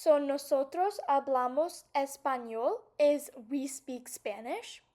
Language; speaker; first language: Spanish; non-native, fluent; English